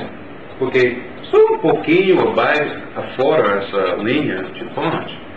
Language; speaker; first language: Portuguese; non-native, learner; English